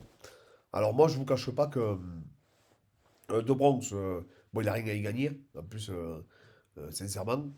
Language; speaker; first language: French; native; French